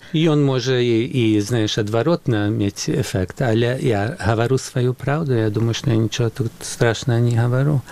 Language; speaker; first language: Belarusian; early bilingual, heritage; Belarusian